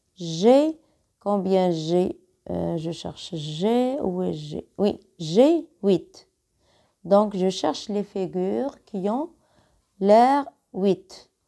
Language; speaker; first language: French; non-native, local second language; Arabic